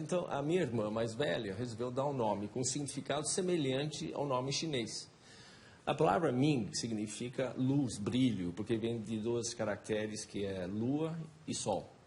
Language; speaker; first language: Portuguese; non-native, fluent; Chinese